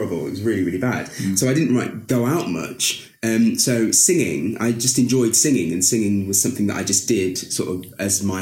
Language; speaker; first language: English; native; English